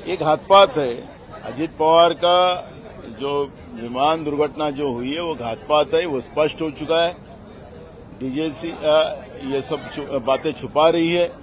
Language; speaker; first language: Hindi; non-native, local second language; Marathi